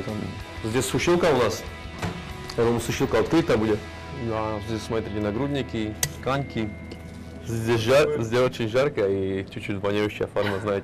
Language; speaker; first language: Russian; non-native, learner; Slovak